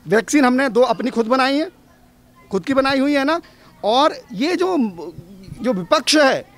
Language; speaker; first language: Hindi; native; Hindi